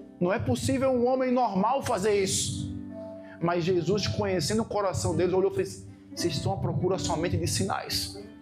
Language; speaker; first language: Portuguese; native; Portuguese